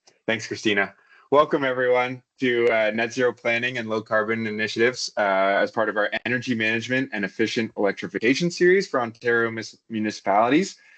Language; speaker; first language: English; native; English